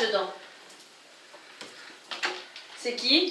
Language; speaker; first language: French; native; French